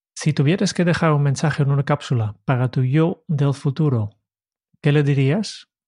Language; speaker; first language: Spanish; non-native, fluent; Dutch